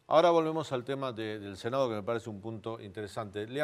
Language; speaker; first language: Spanish; native; Spanish